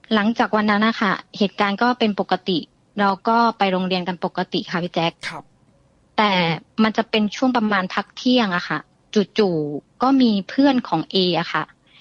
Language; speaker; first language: Thai; native; Thai